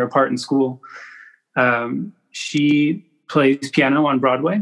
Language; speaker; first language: English; native; English